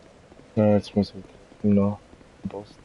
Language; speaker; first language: German; native; German